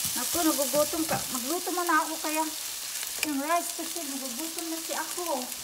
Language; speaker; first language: Filipino; non-native, local second language; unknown